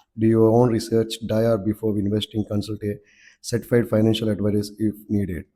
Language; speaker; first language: English; non-native, local second language; Telugu